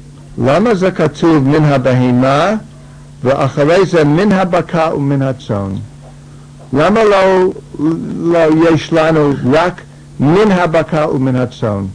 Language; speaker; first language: Hebrew; non-native, fluent; English